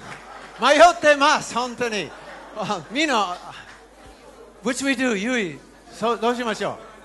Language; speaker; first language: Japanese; non-native, learner; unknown